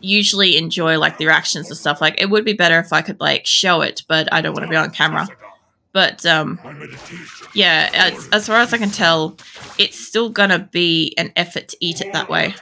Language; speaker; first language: English; native; English